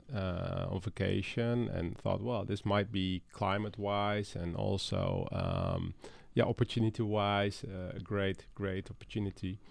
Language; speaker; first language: English; non-native, fluent; Dutch